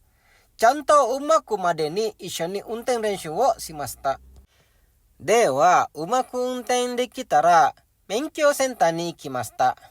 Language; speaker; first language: Japanese; non-native, learner; Indonesian